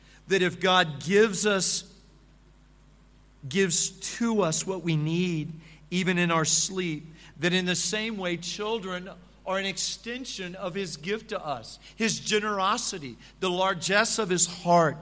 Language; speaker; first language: English; native; English